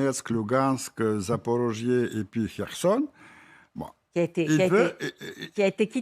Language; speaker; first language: French; non-native, fluent; Russian